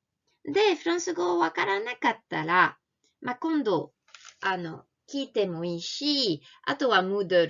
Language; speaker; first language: Japanese; non-native, fluent; French